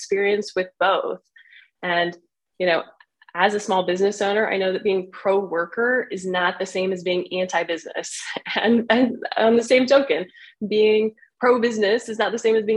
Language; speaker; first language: English; native; English